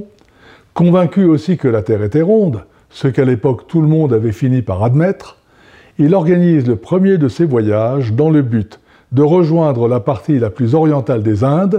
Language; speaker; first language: French; native; French